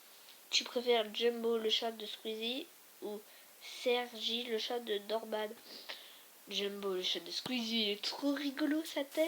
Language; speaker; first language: French; native; French